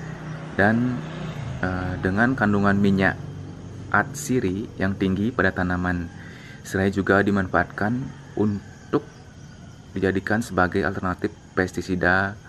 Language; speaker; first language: Indonesian; native; Indonesian